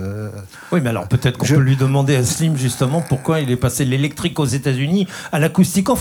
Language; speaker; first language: French; native; French